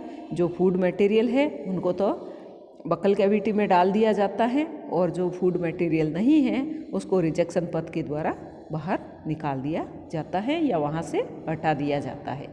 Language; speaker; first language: Hindi; native; Hindi